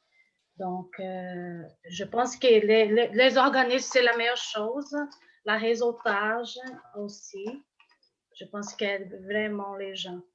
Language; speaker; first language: French; non-native, fluent; Portuguese